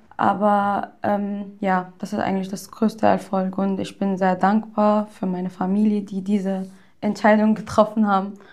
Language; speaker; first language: German; early bilingual, other home language; Arabic